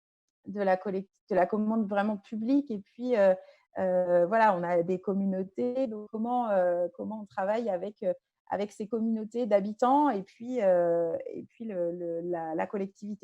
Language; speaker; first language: French; native; French